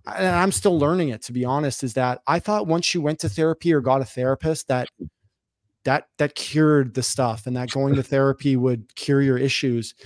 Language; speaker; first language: English; native; English